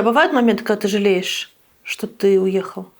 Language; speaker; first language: Russian; native; Russian